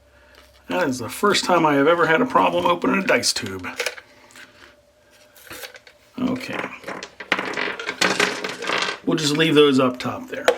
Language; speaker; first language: English; native; English